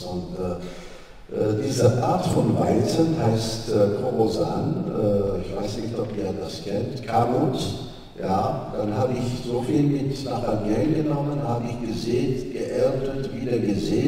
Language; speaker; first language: German; non-native, fluent; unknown